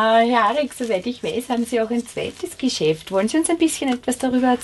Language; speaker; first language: German; native; German